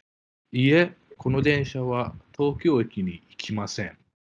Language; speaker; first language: Japanese; non-native, fluent; English